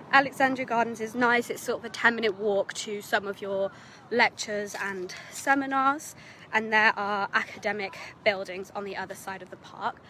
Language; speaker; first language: English; native; English